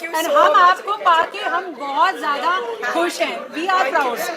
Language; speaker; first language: Hindi; native; Hindi